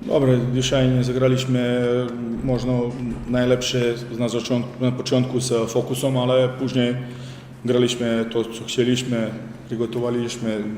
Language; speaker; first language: Polish; non-native, learner; Serbian